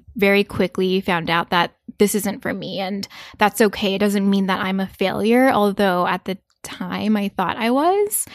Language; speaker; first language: English; early bilingual, other home language; Korean